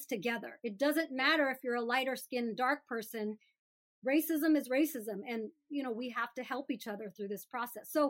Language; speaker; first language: English; native; English